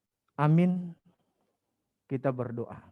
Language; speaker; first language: Indonesian; native; Indonesian